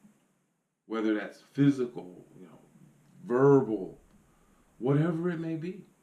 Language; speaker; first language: English; native; English